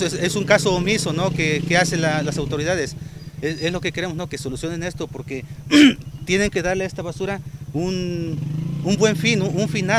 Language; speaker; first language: Spanish; native; Spanish